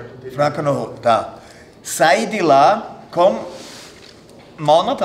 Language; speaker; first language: Portuguese; non-native, fluent; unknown